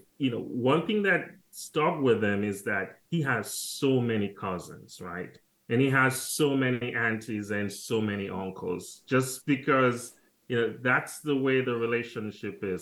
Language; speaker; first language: English; non-native, local second language; Krio